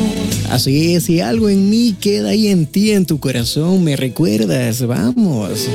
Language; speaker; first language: Spanish; native; Spanish